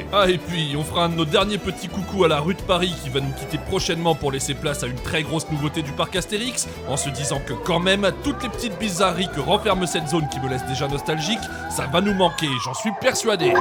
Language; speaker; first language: French; native; French